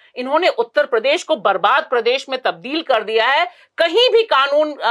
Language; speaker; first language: Hindi; native; Hindi